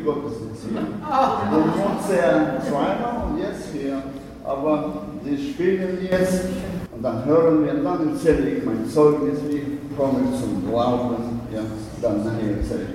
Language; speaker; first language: German; non-native, learner; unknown